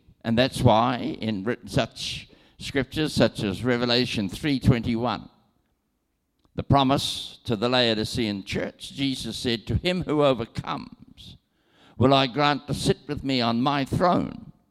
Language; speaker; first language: English; native; English